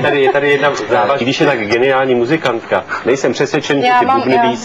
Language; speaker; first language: Czech; native; Czech